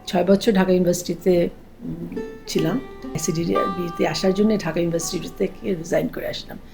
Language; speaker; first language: Bangla; native; Bangla